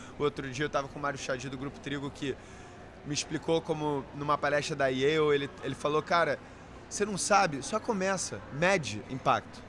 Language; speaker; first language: Portuguese; early bilingual, heritage; Portuguese